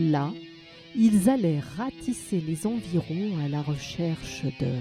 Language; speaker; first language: French; native; French